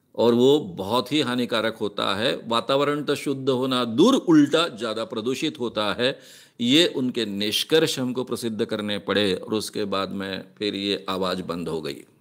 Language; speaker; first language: Hindi; non-native, local second language; Marathi